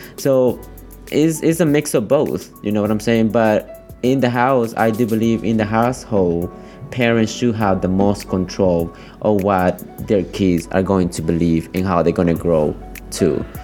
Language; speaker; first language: English; early bilingual, other home language; Spanish